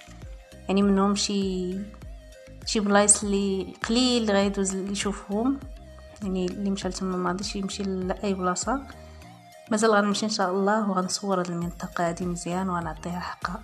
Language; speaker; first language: Arabic; native; Arabic